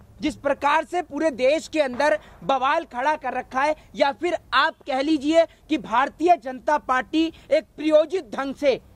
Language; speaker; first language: Hindi; native; Hindi